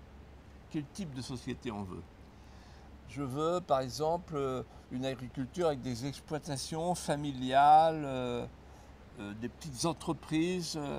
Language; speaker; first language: French; native; French